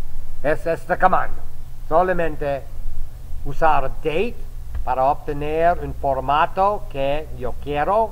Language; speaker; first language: Spanish; non-native, fluent; English